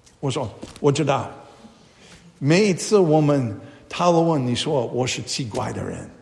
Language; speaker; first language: Chinese; non-native, fluent; English